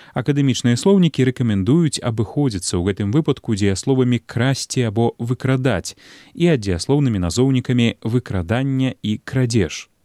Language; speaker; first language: Belarusian; native; Belarusian